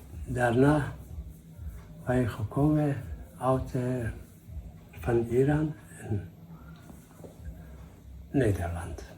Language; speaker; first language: Dutch; non-native, learner; Persian